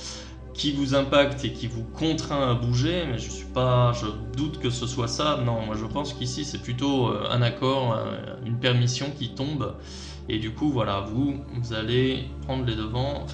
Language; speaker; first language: French; native; French